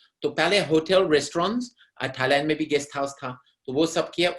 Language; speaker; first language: Hindi; non-native, fluent; English